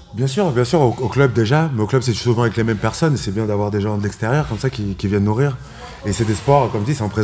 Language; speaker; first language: French; native; French